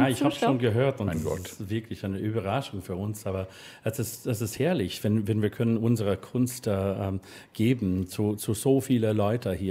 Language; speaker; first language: German; non-native, learner; English